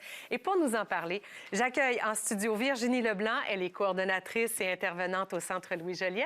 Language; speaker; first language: French; native; French